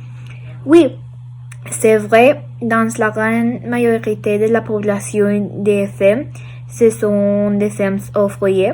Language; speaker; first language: French; non-native, learner; Spanish